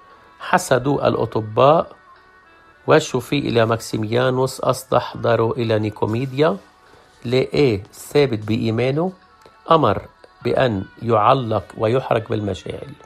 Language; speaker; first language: Arabic; native; Arabic